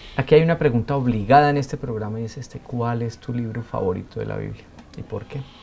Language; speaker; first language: Spanish; native; Spanish